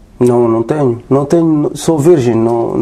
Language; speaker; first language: Portuguese; non-native, learner; French